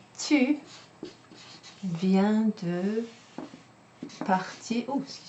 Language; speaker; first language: French; non-native, fluent; English